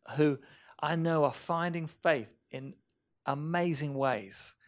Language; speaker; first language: English; native; English